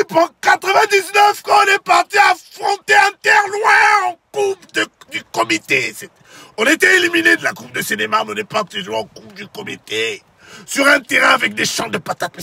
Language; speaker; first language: French; native; French